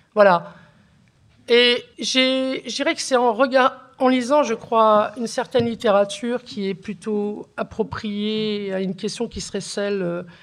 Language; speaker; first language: French; early bilingual, other home language; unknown